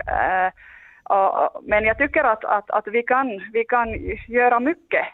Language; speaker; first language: Swedish; non-native, local second language; Finnish